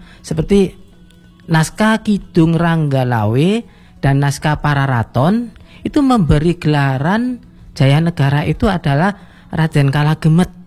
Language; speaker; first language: Indonesian; non-native, local second language; Javanese